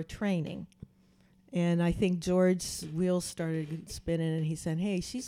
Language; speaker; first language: English; native; English